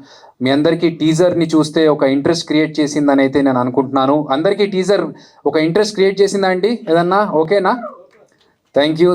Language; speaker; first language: Telugu; native; Telugu